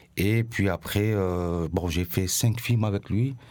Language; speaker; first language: French; non-native, local second language; Arabic